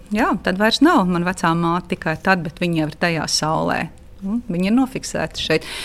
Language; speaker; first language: Latvian; native; Latvian